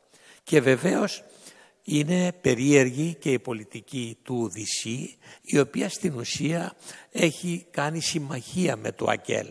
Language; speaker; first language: Greek; native; Greek